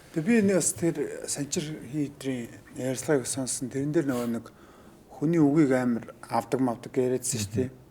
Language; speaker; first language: Mongolian; native; Mongolian